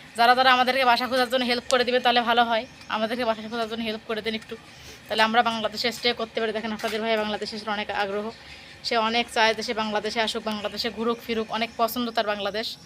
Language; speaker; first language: Bangla; native; Bangla